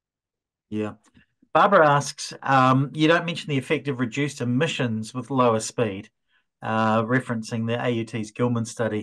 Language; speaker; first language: English; native; English